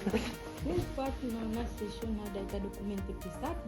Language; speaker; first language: Russian; non-native, learner; Swahili